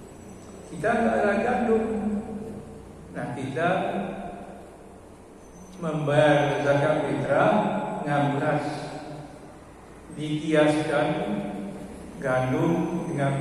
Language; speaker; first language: Indonesian; native; Indonesian